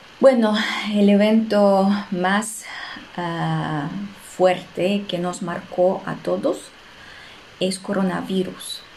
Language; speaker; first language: Spanish; non-native, fluent; Russian